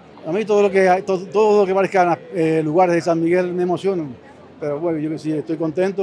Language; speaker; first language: Spanish; native; Spanish